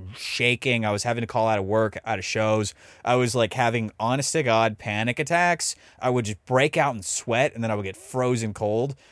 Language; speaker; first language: English; native; English